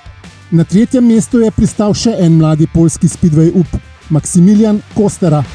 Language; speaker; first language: Slovenian; native; Slovenian